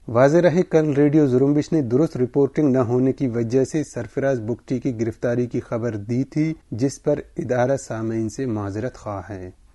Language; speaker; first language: Urdu; non-native, local second language; Baluchi